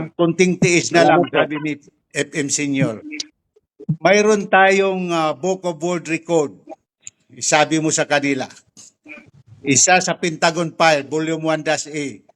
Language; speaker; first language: Filipino; non-native, local second language; Tausug